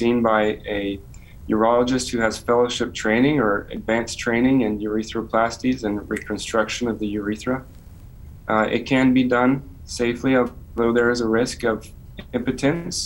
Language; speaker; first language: English; native; English